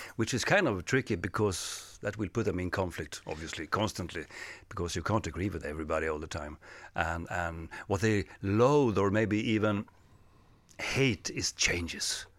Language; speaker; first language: English; non-native, fluent; Swedish